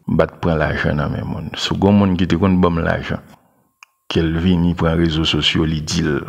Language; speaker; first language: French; non-native, local second language; Haitian Creole